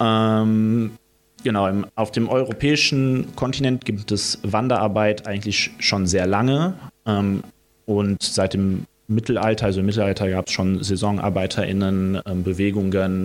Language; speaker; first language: German; early bilingual, other home language; Romanian